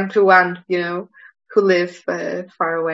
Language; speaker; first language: English; non-native, fluent; Polish